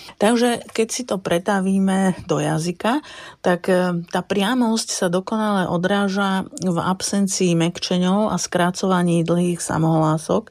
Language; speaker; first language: Slovak; native; Slovak